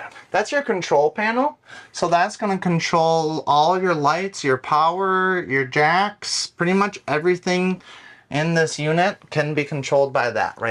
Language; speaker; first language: English; native; English